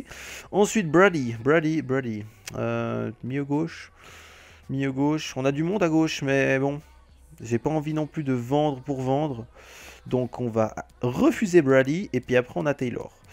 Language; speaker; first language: French; native; French